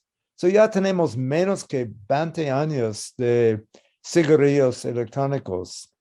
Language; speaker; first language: Spanish; non-native, learner; English